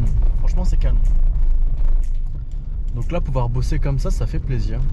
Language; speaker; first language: French; native; French